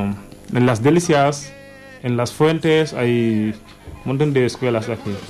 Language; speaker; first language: Spanish; non-native, learner; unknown